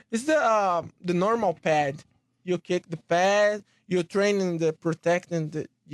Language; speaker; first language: English; non-native, learner; Portuguese